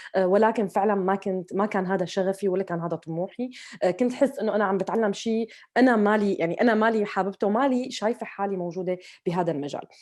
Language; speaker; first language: Arabic; native; Arabic